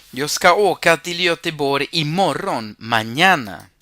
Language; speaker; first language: Swedish; non-native, fluent; Spanish